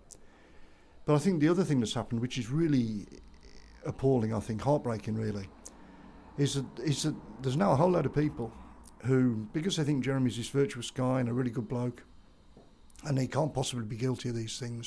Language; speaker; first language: English; native; English